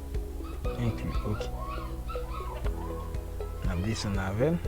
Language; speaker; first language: French; non-native, local second language; Haitian Creole